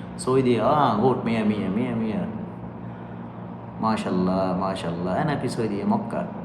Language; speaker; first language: Arabic; non-native, learner; Bangla